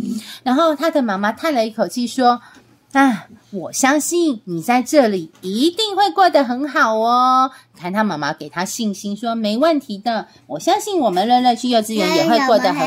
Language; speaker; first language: Chinese; native; Chinese